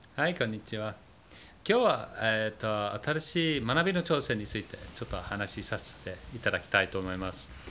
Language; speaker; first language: Japanese; non-native, fluent; English